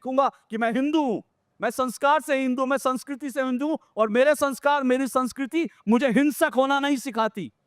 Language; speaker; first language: Hindi; native; Hindi